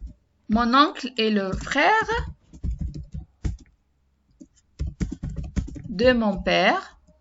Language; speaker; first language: French; non-native, learner; Arabic